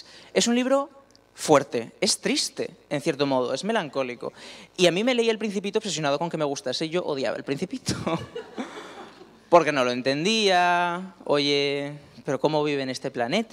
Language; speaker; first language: Spanish; native; Spanish